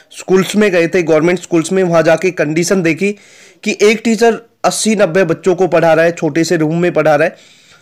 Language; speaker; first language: Hindi; native; Hindi